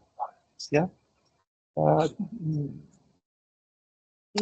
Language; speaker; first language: English; non-native, learner; Spanish